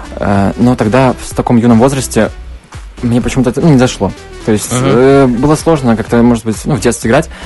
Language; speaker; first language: Russian; native; Russian